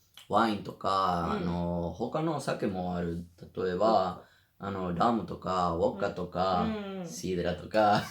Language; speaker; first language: Japanese; non-native, learner; Spanish